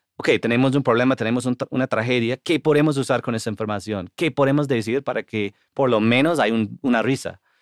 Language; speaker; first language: Spanish; non-native, fluent; English